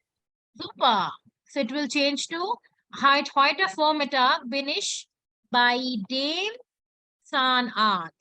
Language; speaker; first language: German; non-native, learner; Hindi